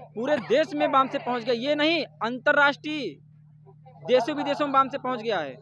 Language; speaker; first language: Hindi; native; Hindi